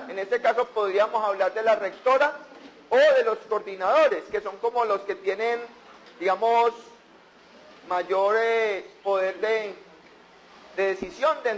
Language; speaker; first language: Spanish; native; Spanish